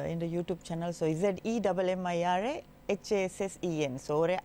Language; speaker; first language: Tamil; non-native, local second language; Gujarati